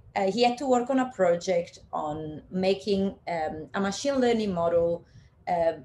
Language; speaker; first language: English; non-native, fluent; Italian